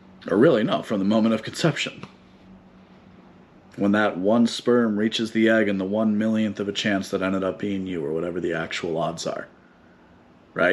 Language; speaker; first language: English; native; English